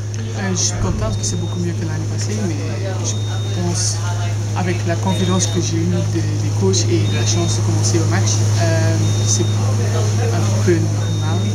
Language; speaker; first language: French; non-native, local second language; Dutch